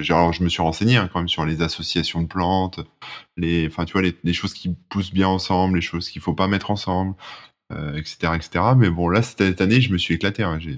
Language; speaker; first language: French; native; French